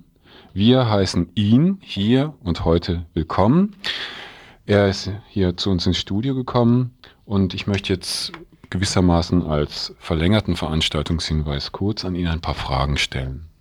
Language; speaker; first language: German; native; German